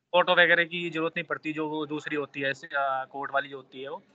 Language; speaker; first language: Hindi; native; Hindi